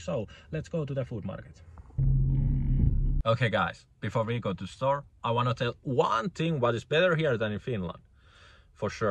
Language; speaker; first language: English; non-native, learner; Finnish